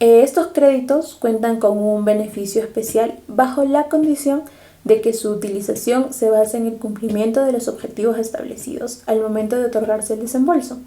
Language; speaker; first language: Spanish; native; Spanish